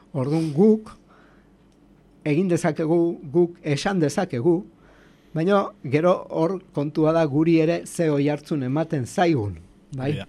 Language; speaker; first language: Basque; native; Basque